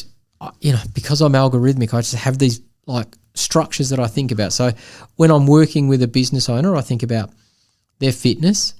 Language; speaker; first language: English; native; English